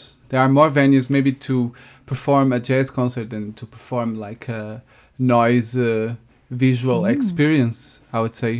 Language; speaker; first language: English; non-native, fluent; Portuguese